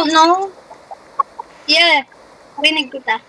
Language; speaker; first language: English; non-native, local second language; Filipino